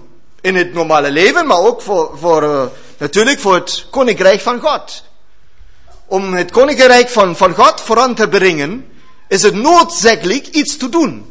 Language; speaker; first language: Dutch; non-native, learner; German